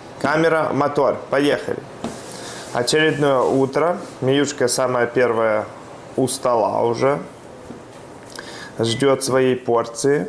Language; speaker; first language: Russian; native; Russian